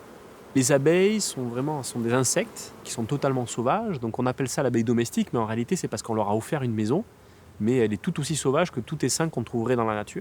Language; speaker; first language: French; native; French